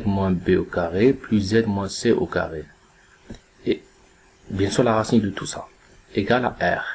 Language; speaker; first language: French; non-native, local second language; Arabic